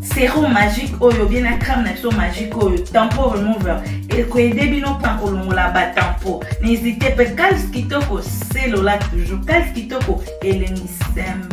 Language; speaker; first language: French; non-native, local second language; Lingala